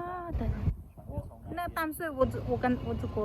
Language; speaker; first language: Chinese; non-native, learner; Filipino